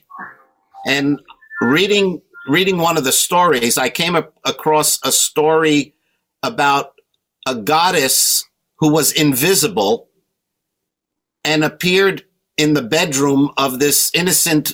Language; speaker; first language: English; native; English